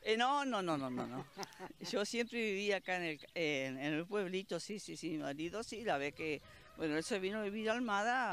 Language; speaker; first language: Spanish; native; Spanish